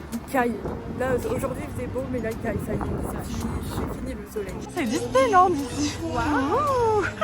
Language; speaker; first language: French; native; French